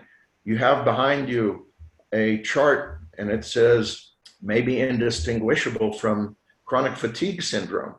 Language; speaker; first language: English; non-native, fluent; French